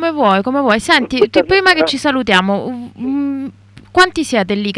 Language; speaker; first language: Italian; native; Italian